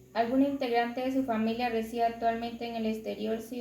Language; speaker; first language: Spanish; native; Spanish